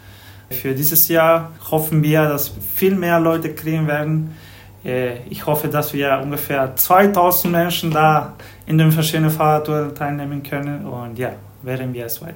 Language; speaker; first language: German; non-native, fluent; Spanish